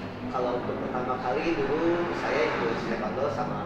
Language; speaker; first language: Indonesian; native; Indonesian